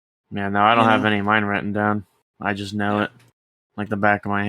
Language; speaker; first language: English; native; English